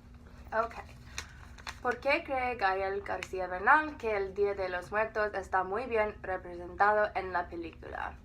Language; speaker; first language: Spanish; non-native, learner; English